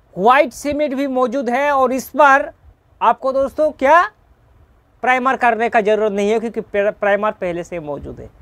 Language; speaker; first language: Hindi; native; Hindi